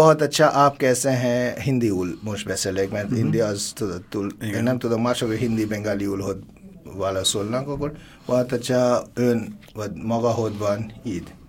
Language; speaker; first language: Hungarian; non-native, fluent; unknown